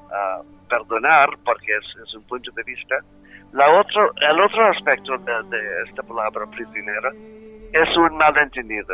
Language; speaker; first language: Spanish; non-native, fluent; English